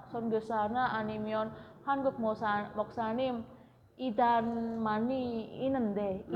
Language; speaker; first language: Korean; non-native, learner; Indonesian